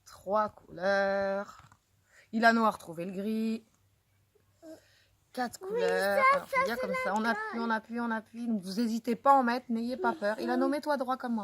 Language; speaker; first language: French; native; French